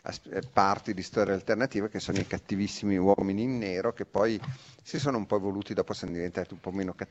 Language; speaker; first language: Italian; native; Italian